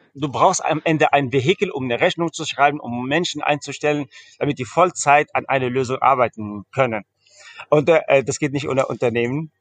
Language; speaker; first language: German; early bilingual, heritage; Arabic